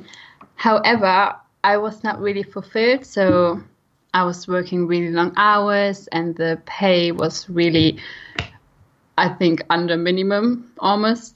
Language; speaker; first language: English; non-native, fluent; German